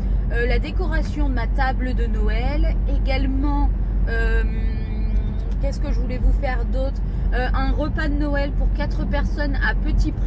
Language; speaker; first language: French; native; French